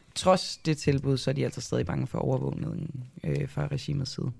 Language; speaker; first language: Danish; native; Danish